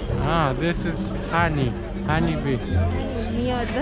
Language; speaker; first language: English; non-native, learner; Polish